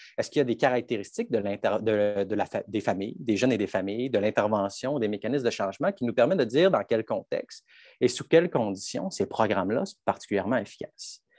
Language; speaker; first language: French; native; French